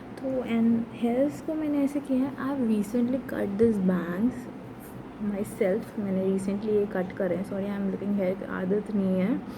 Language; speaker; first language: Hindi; non-native, local second language; Nepali